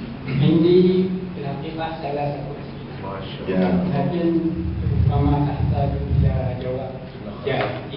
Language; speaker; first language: Arabic; non-native, fluent; Malay